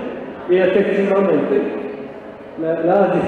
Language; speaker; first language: Spanish; non-native, learner; French